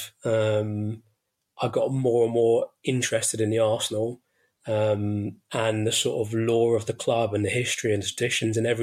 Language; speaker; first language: English; native; English